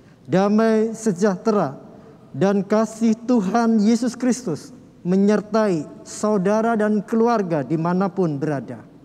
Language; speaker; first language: Indonesian; native; Indonesian